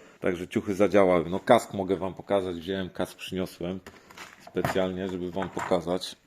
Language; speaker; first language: Polish; native; Polish